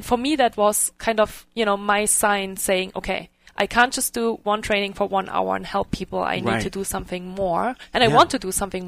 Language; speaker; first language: English; non-native, fluent; German